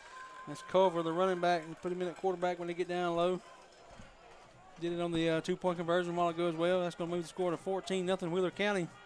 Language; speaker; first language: English; native; English